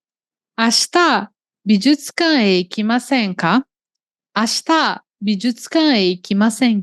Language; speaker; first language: Japanese; non-native, fluent; Portuguese